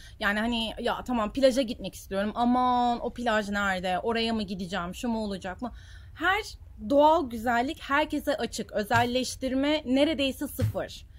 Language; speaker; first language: Turkish; native; Turkish